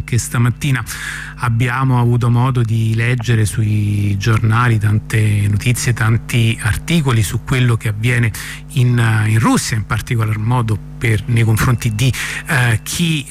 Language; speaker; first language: Italian; native; Italian